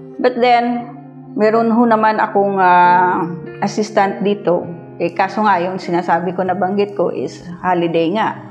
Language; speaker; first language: Filipino; non-native, local second language; Hiligaynon